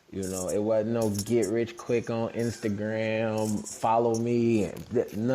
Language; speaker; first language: English; native; English